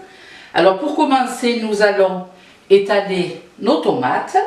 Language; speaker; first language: French; native; French